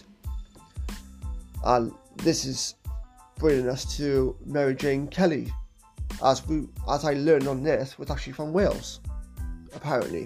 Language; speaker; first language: English; native; English